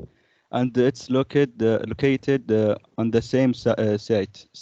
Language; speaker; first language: English; non-native, learner; Arabic